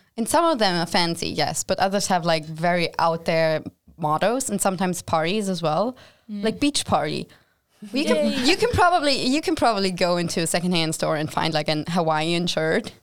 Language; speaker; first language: English; non-native, fluent; German